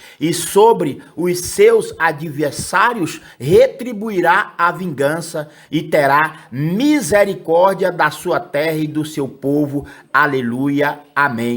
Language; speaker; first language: Portuguese; native; Portuguese